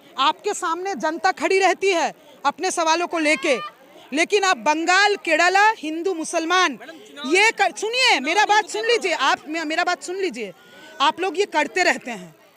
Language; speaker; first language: Hindi; non-native, local second language; Bangla